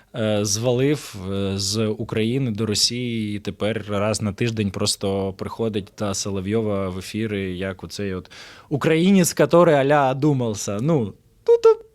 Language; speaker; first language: Ukrainian; non-native, local second language; Russian